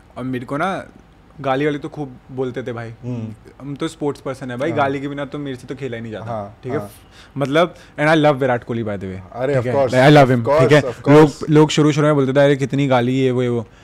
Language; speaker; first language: Hindi; native; Hindi